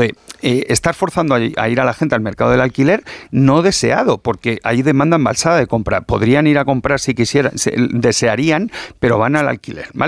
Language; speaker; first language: Spanish; native; Spanish